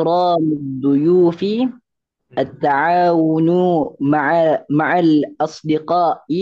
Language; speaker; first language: Arabic; non-native, learner; Malay